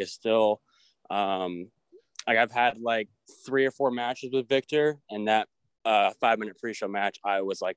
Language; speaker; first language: English; native; English